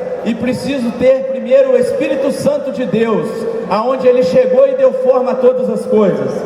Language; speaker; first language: Portuguese; native; Portuguese